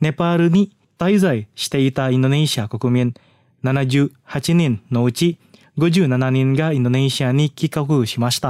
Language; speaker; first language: Japanese; non-native, fluent; Indonesian